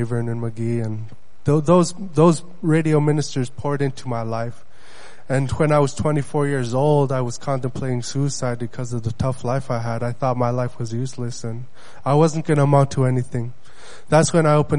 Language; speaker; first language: English; early bilingual, other home language; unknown